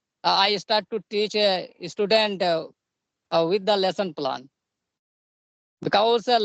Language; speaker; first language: English; non-native, learner; Santali